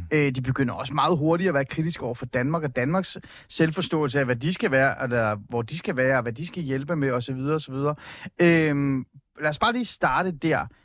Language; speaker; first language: Danish; early bilingual, other home language; Persian